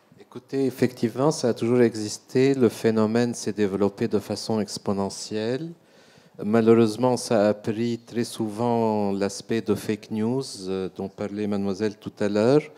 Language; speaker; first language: French; non-native, local second language; Arabic